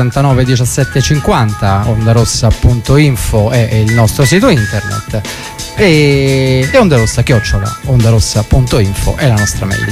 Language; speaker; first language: Italian; native; Italian